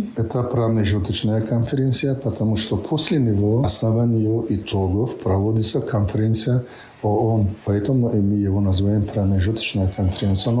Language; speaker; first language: Russian; non-native, local second language; Tajik